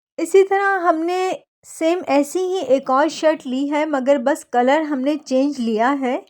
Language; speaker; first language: Urdu; native; Urdu